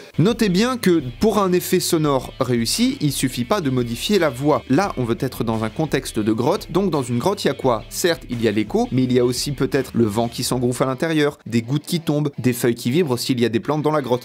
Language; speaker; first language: French; native; French